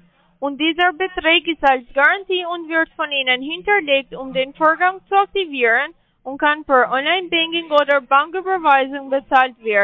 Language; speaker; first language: German; non-native, learner; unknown